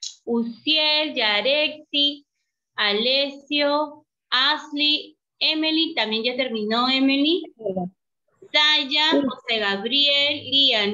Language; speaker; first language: Spanish; native; Spanish